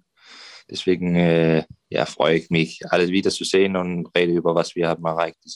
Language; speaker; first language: German; non-native, fluent; Danish